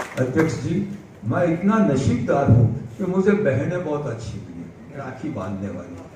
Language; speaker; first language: Hindi; non-native, local second language; Gujarati